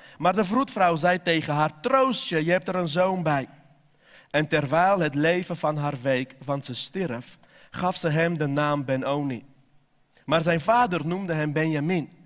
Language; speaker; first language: Dutch; non-native, fluent; Armenian